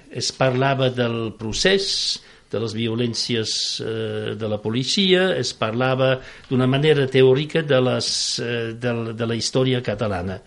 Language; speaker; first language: Catalan; non-native, fluent; French